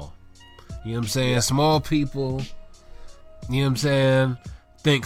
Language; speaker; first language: English; native; English